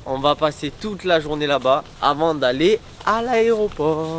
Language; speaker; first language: French; native; French